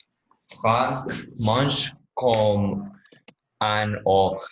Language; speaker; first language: French; non-native, learner; Spanish